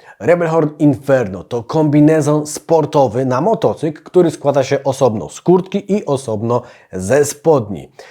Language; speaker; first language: Polish; native; Polish